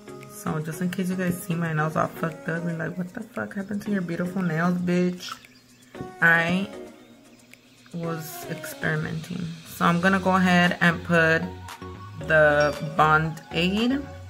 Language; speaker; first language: English; early bilingual, other home language; Spanish